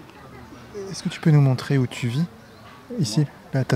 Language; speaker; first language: French; native; French